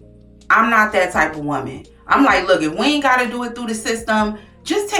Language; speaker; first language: English; native; English